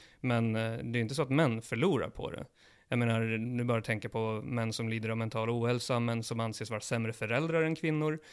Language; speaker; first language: Swedish; early bilingual, other home language; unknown